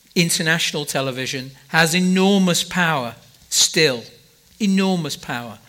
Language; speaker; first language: English; native; English